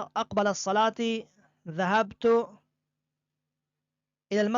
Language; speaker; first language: Arabic; non-native, fluent; Persian